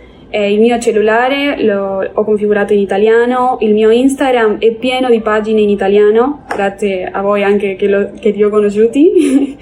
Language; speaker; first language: Italian; non-native, fluent; Spanish